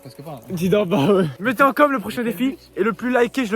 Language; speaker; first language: French; native; French